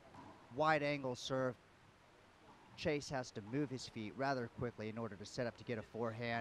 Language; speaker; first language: English; native; English